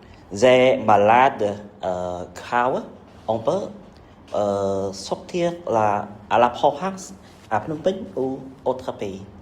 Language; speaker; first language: French; non-native, learner; Khmer